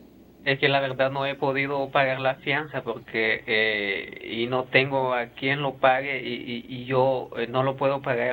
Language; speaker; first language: Spanish; native; Spanish